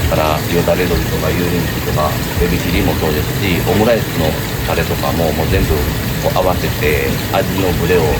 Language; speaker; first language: Japanese; native; Japanese